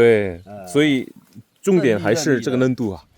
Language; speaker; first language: Chinese; non-native, fluent; Korean